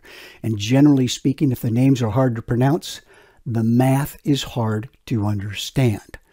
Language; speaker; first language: English; native; English